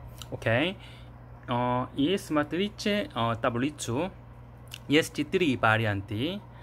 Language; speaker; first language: Russian; non-native, learner; Korean